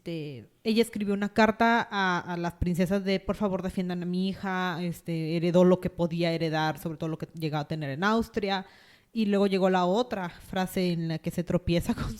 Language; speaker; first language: Spanish; native; Spanish